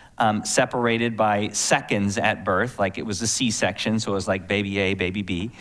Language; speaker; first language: English; native; English